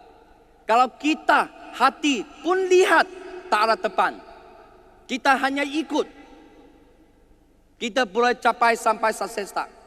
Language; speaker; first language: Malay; non-native, learner; Chinese